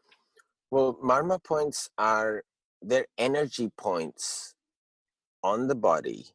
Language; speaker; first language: English; early bilingual, heritage; English